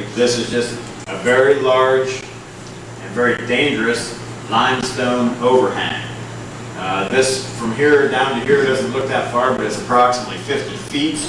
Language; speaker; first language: English; native; English